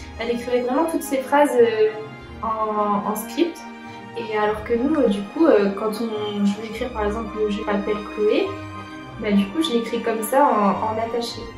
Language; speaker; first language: French; native; French